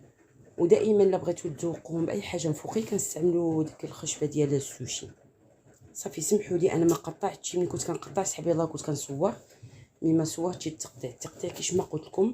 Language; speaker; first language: Arabic; native; Arabic